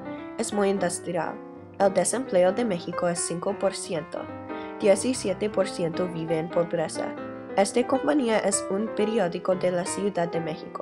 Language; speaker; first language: Spanish; non-native, learner; English